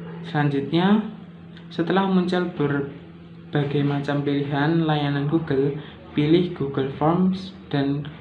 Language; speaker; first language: Indonesian; native; Indonesian